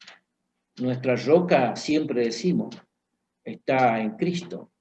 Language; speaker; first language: Spanish; native; Spanish